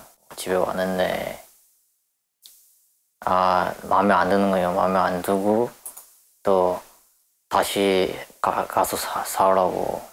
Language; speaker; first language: Korean; non-native, learner; Chinese